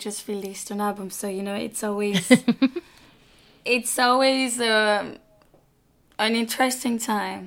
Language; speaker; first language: English; non-native, fluent; French